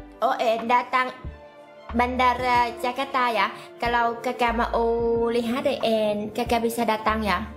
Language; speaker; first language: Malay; non-native, learner; Vietnamese